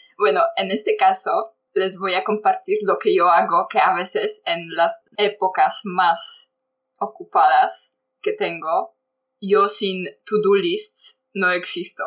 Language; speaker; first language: Spanish; non-native, fluent; Polish